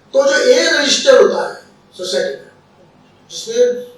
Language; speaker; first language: Hindi; non-native, local second language; Marathi